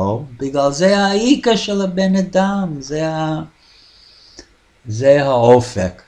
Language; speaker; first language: Hebrew; non-native, fluent; English